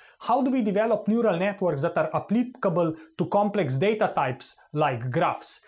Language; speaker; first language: English; non-native, fluent; Slovenian